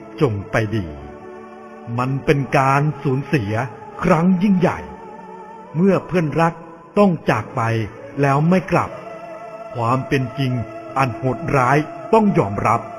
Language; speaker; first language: Thai; native; Thai